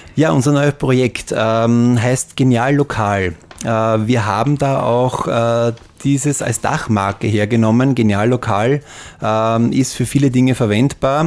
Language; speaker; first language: German; native; German